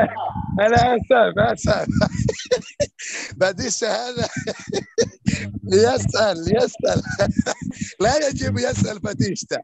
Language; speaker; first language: Arabic; non-native, learner; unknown